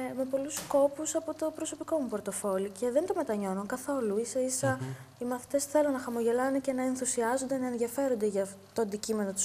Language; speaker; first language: Greek; native; Greek